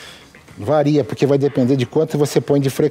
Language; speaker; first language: Portuguese; native; Portuguese